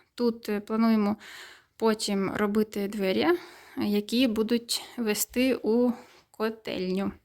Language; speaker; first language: Ukrainian; native; Ukrainian